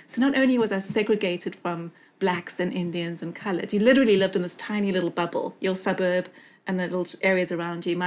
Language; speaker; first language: English; native; English